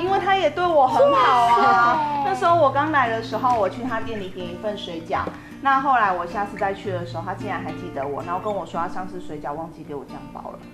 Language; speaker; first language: Chinese; native; Chinese